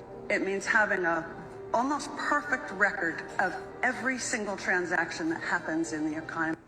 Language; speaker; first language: English; native; English